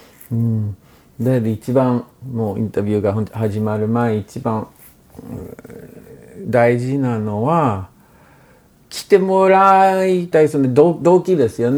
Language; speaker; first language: Japanese; non-native, fluent; English